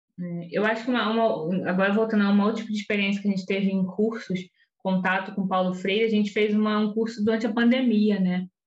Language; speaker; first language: Portuguese; native; Portuguese